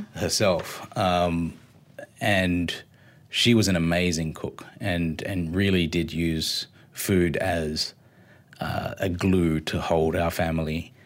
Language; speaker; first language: English; native; English